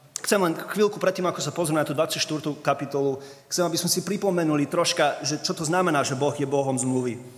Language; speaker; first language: Slovak; early bilingual, other home language; English